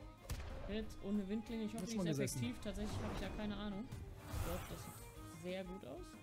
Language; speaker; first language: German; native; German